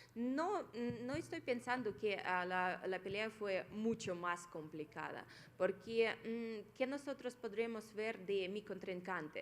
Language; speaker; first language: Spanish; non-native, fluent; Russian